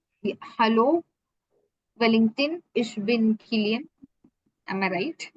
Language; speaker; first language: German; non-native, learner; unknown